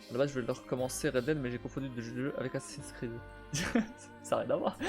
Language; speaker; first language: French; native; French